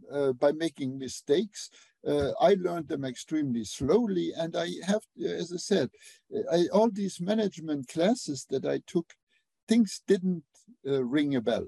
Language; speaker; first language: English; non-native, fluent; Luxembourgish